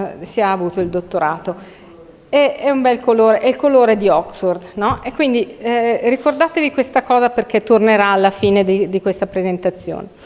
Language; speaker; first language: Italian; native; Italian